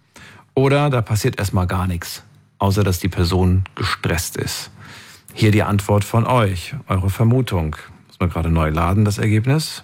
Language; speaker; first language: German; native; German